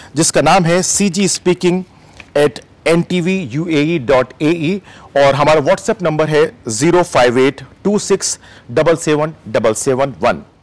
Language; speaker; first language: Hindi; native; Hindi